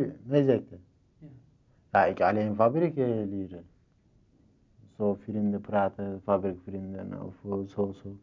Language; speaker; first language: Dutch; non-native, learner; Turkish